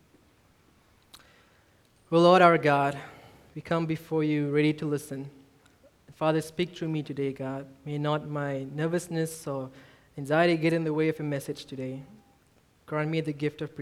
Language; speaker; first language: English; non-native, local second language; Tamil